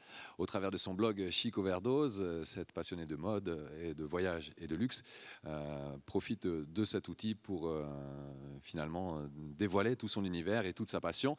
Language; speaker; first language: French; native; French